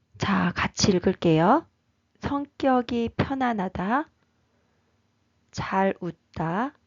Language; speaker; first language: Korean; native; Korean